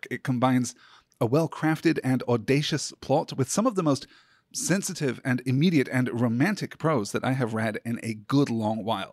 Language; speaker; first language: English; native; English